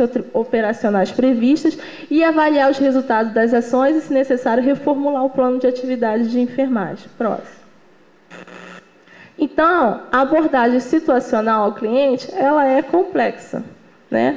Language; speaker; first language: Portuguese; native; Portuguese